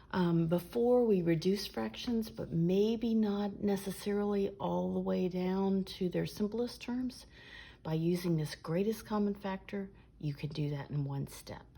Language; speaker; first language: English; native; English